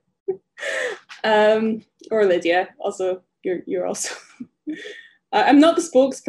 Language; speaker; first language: English; native; English